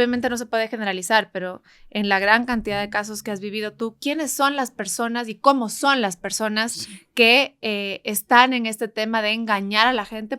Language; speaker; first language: Spanish; native; Spanish